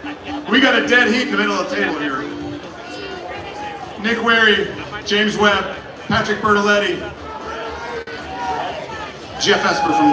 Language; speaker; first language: English; native; English